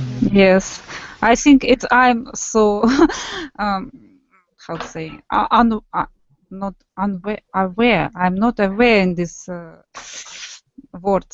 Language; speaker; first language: English; non-native, learner; Russian